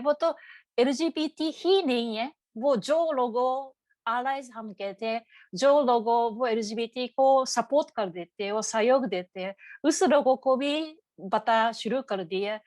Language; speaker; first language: Hindi; non-native, learner; Japanese